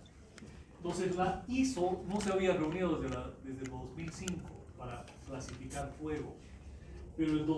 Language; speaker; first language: Spanish; native; Spanish